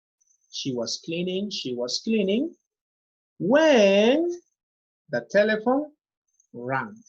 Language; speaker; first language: English; non-native, fluent; Spanish